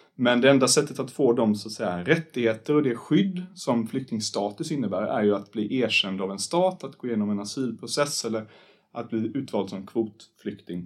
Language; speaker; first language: Swedish; native; Swedish